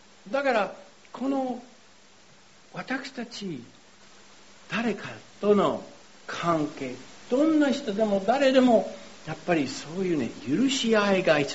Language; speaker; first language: Japanese; non-native, fluent; English